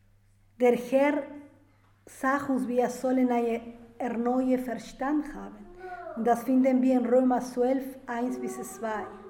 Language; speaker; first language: German; non-native, fluent; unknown